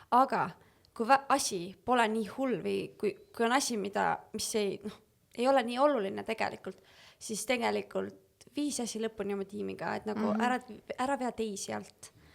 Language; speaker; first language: Estonian; native; Estonian